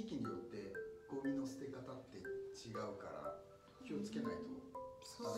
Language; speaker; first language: Japanese; native; Japanese